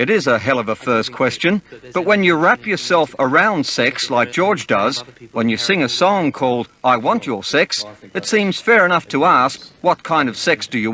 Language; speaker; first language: English; native; English